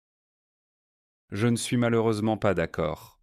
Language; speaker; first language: French; native; French